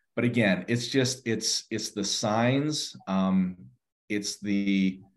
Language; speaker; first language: English; native; English